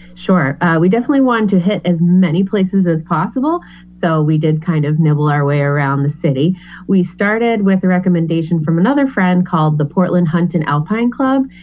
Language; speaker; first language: English; native; English